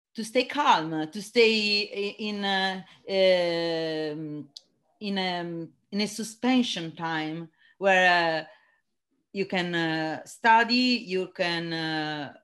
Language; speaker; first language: English; non-native, learner; Italian